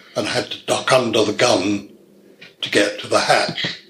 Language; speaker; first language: English; native; English